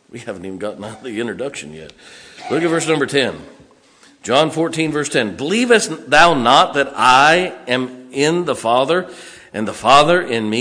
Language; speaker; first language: English; native; English